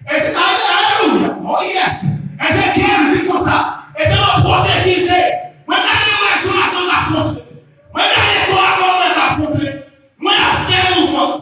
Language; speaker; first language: French; non-native, local second language; Haitian Creole